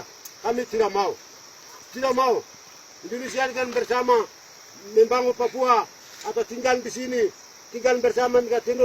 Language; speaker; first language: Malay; non-native, local second language; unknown